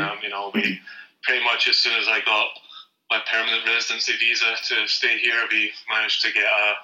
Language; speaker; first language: English; native; English